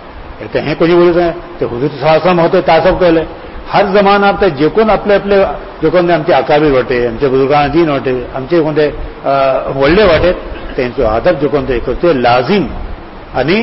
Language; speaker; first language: Marathi; non-native, local second language; Urdu